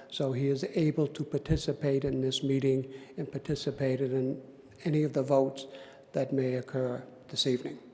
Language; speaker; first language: English; native; English